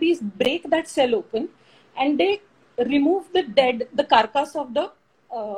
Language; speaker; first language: English; non-native, local second language; Marathi